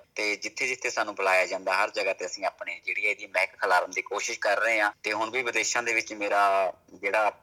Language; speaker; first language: Punjabi; native; Punjabi